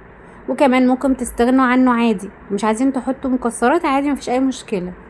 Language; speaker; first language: Arabic; native; Arabic